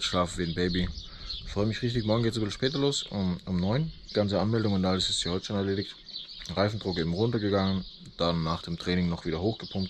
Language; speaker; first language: German; native; German